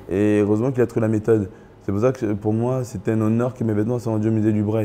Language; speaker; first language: French; early bilingual, other home language; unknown